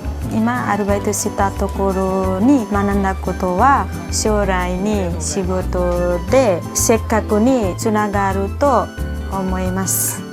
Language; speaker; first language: Japanese; non-native, learner; Nepali